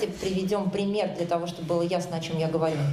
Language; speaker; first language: Russian; native; Russian